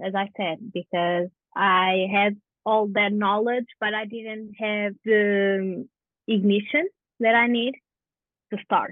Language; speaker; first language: English; non-native, fluent; Portuguese